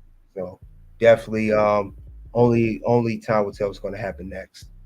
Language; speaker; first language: English; native; English